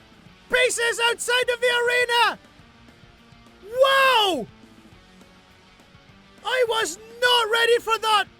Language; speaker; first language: English; native; English